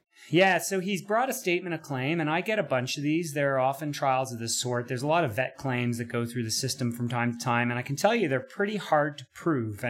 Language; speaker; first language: English; native; English